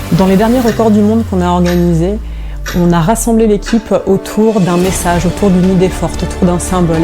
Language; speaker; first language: French; native; French